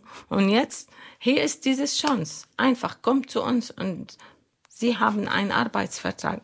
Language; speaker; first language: German; non-native, learner; Arabic